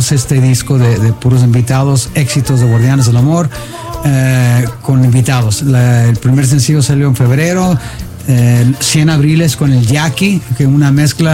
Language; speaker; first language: Spanish; early bilingual, heritage; Spanish